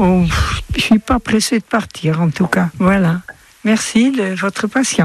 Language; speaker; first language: French; non-native, fluent; Dutch